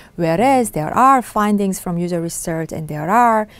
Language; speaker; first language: English; non-native, fluent; Korean